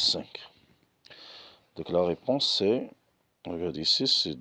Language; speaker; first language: French; non-native, local second language; Arabic